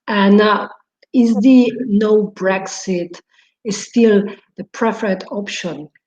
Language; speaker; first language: English; non-native, fluent; Catalan